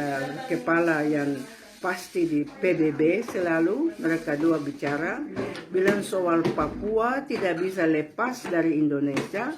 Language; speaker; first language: Indonesian; non-native, local second language; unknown